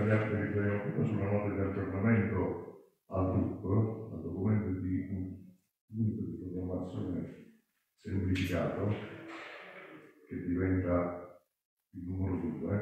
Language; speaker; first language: Italian; native; Italian